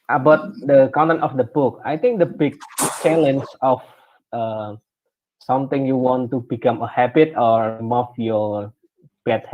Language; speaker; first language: English; non-native, learner; Indonesian